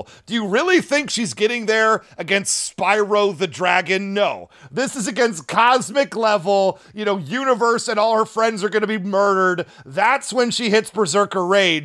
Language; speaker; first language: English; native; English